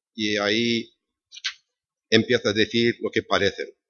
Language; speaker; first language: Spanish; non-native, fluent; English